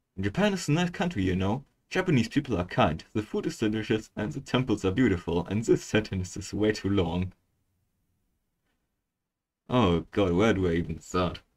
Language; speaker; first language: English; non-native, fluent; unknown